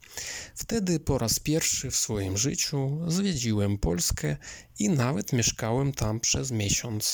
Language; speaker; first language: Polish; non-native, fluent; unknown